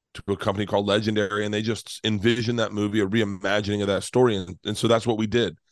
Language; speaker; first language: English; native; English